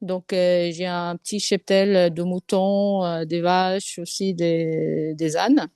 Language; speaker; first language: French; non-native, local second language; Arabic